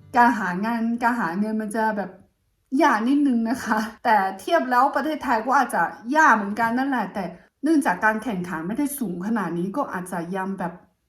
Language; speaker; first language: Thai; non-native, fluent; Chinese